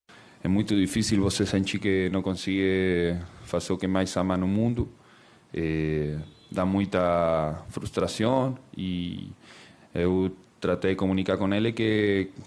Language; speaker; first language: Portuguese; non-native, fluent; Spanish